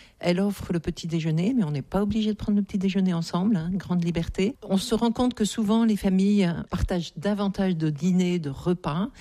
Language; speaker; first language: French; native; French